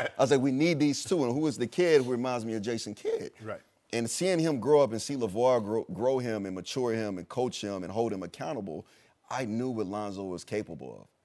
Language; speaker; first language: English; native; English